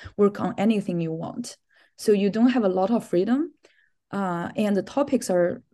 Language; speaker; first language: English; non-native, fluent; Chinese